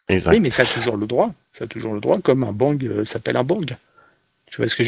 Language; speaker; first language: French; native; French